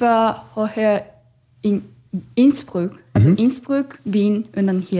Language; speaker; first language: German; non-native, learner; Japanese